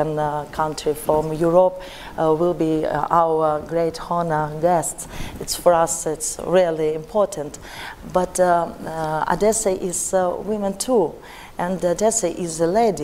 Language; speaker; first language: English; non-native, learner; Ukrainian